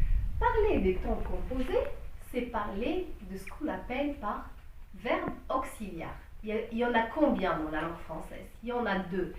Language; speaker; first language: French; non-native, local second language; Arabic